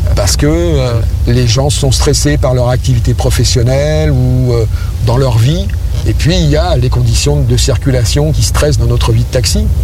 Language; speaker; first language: French; native; French